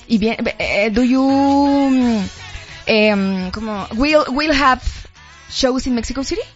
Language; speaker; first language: English; non-native, learner; Spanish